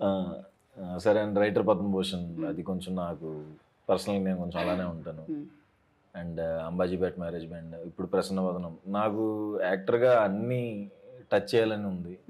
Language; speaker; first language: Telugu; native; Telugu